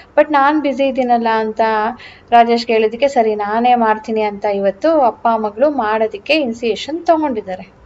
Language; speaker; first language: Kannada; native; Kannada